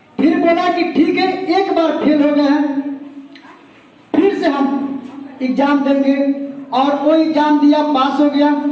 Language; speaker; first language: Hindi; native; Hindi